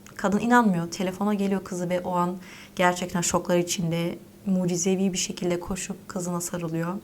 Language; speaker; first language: Turkish; early bilingual, other home language; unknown